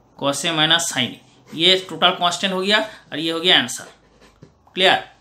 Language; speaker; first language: Hindi; non-native, local second language; Bangla